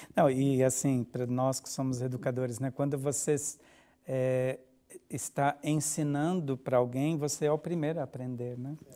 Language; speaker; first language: Portuguese; native; Portuguese